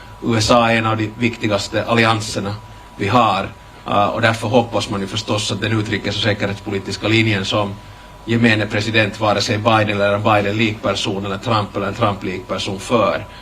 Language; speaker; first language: Swedish; native; Swedish